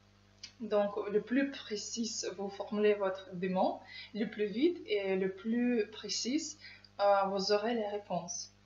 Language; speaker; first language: French; non-native, learner; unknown